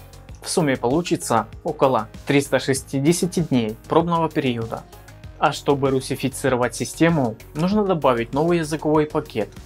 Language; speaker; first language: Russian; native; Russian